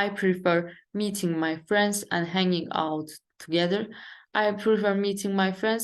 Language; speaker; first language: English; non-native, fluent; Turkish